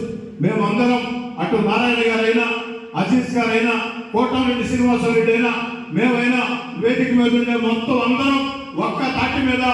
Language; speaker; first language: Telugu; native; Telugu